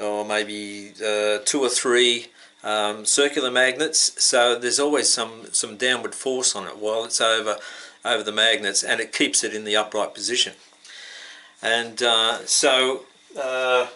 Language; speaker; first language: English; native; English